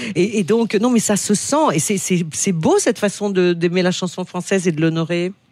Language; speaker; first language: French; native; French